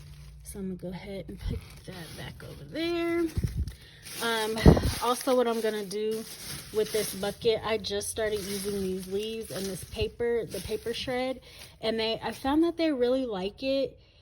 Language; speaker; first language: English; native; English